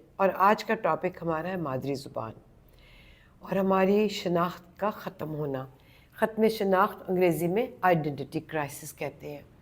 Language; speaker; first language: Urdu; native; Urdu